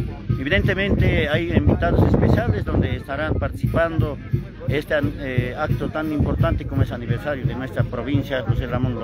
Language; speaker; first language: Spanish; non-native, local second language; Aymara